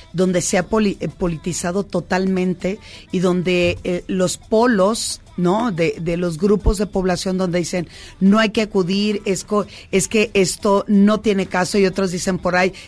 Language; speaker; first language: Spanish; native; Spanish